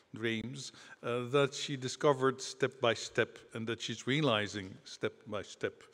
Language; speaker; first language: English; non-native, fluent; Dutch